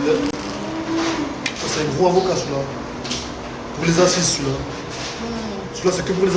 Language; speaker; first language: French; native; French